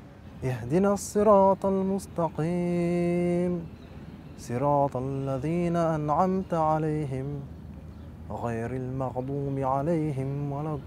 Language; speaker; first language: Arabic; non-native, fluent; French